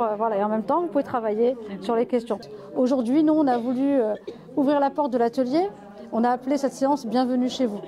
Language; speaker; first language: French; native; French